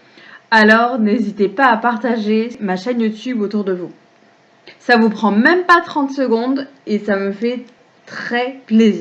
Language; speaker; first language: French; native; French